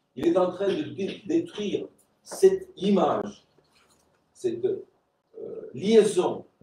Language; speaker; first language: French; non-native, fluent; Romanian